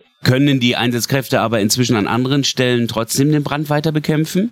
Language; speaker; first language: German; native; German